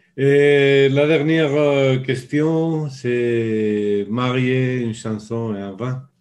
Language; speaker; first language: French; non-native, fluent; Spanish